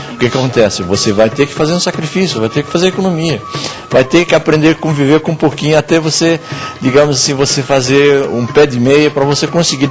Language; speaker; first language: Portuguese; early bilingual, other home language; Arabic